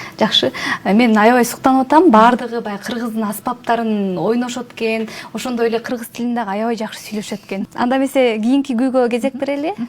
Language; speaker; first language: Kyrgyz; native; Kyrgyz